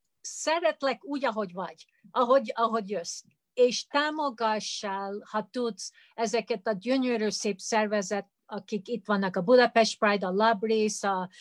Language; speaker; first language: Hungarian; early bilingual, heritage; Hungarian